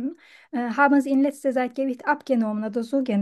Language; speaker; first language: German; non-native, learner; Turkish